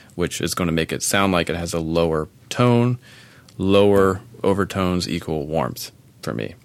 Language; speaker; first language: English; native; English